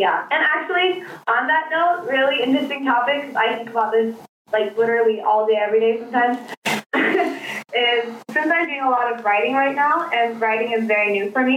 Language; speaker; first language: English; native; English